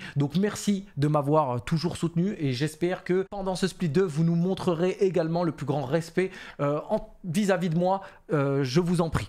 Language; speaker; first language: French; native; French